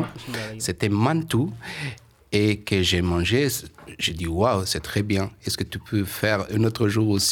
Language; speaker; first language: French; non-native, learner; Persian